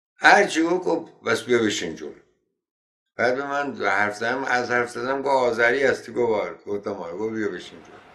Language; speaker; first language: Persian; non-native, local second language; Azerbaijani